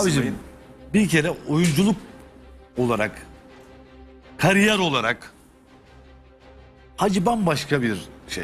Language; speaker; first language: Turkish; native; Turkish